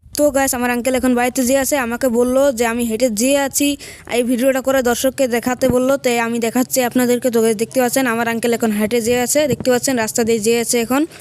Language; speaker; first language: Bangla; native; Bangla